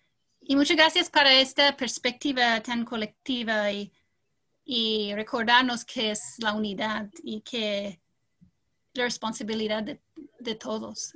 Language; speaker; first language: Spanish; non-native, fluent; English